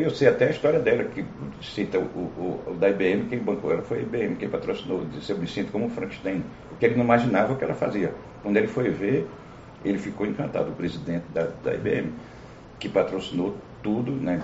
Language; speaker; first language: Portuguese; native; Portuguese